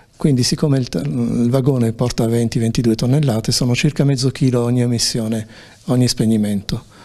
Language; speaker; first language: Italian; native; Italian